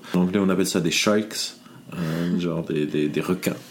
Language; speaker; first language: French; non-native, local second language; Arabic